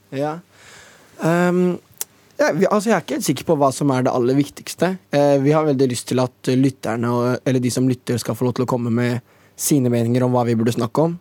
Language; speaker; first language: Norwegian; native; Norwegian